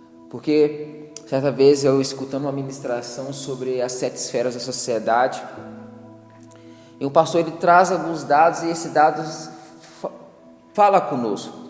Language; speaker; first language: Portuguese; native; Portuguese